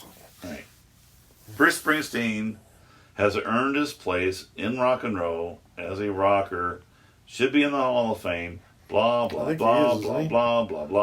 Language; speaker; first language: English; native; English